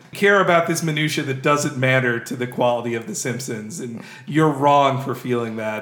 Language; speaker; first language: English; native; English